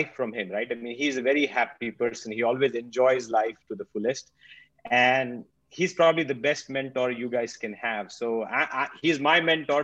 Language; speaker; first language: English; non-native, local second language; Marathi